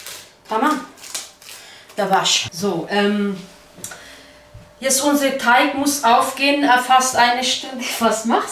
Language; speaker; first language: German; non-native, learner; Kurdish